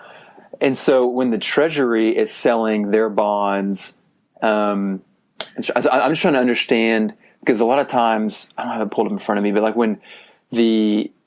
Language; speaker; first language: English; native; English